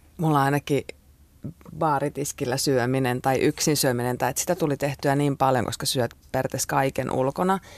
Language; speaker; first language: Finnish; native; Finnish